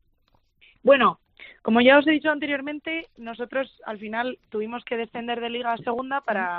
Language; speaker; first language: Spanish; native; Spanish